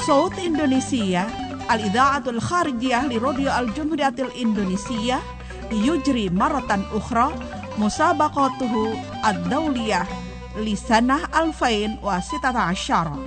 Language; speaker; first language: Arabic; non-native, fluent; Indonesian